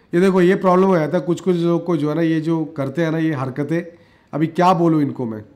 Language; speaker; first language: Hindi; native; Hindi